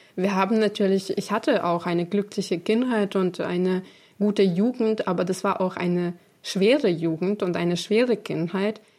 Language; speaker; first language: German; non-native, fluent; Ukrainian